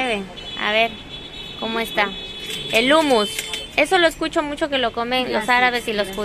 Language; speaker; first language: Spanish; native; Spanish